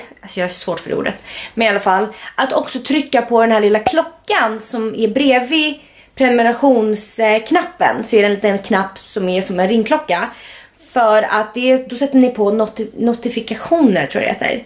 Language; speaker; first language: Swedish; native; Swedish